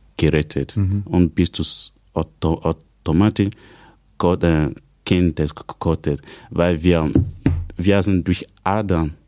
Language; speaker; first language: German; non-native, fluent; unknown